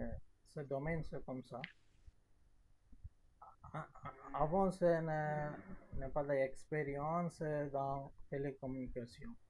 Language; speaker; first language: French; non-native, learner; Tamil